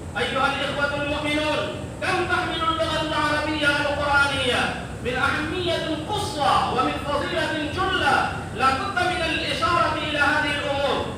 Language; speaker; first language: Arabic; non-native, fluent; Urdu